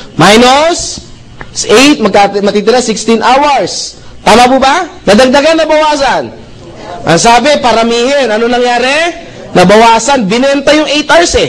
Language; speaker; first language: Filipino; non-native, local second language; Cebuano